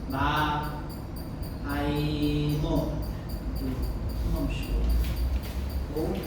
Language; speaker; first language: Vietnamese; non-native, learner; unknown